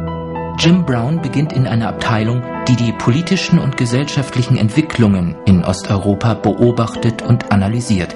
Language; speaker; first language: German; native; German